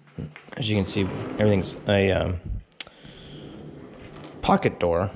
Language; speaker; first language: English; native; English